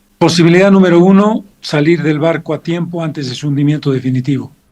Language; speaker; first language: Spanish; native; Spanish